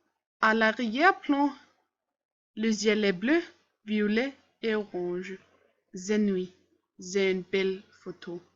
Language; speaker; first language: French; non-native, learner; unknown